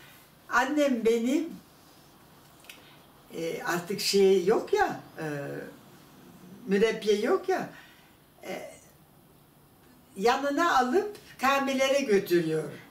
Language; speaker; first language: Turkish; non-native, fluent; German